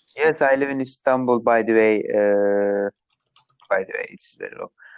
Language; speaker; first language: English; non-native, learner; Turkish